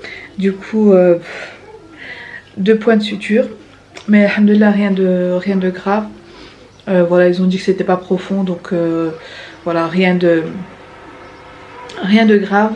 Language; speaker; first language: French; native; French